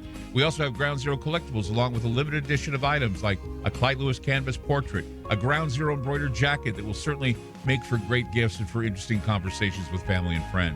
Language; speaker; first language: English; native; English